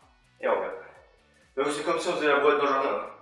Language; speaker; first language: French; native; French